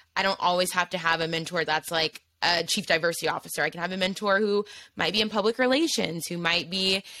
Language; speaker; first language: English; native; English